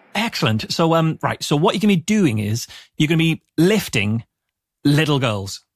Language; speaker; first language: English; native; English